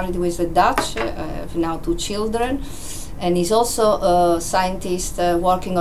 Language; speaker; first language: English; non-native, fluent; Italian